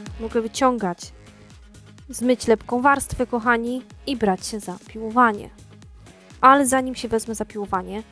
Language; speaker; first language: Polish; native; Polish